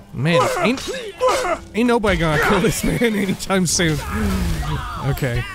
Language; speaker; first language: English; native; English